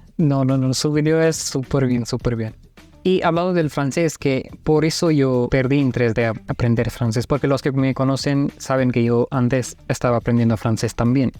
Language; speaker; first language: Spanish; non-native, learner; Hindi